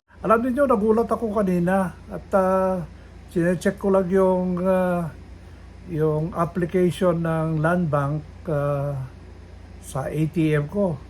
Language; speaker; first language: Filipino; non-native, local second language; Iloko